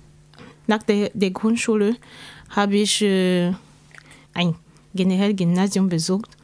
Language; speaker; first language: German; non-native, learner; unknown